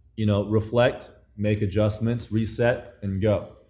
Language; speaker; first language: English; early bilingual, other home language; Chinese